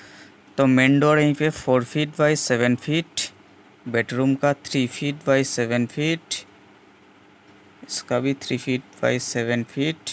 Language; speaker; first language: Hindi; non-native, local second language; Bangla